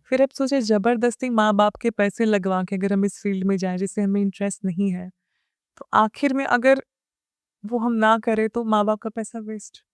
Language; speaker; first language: Hindi; early bilingual, heritage; Hindi